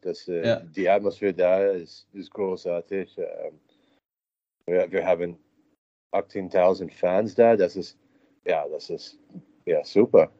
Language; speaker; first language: German; non-native, learner; English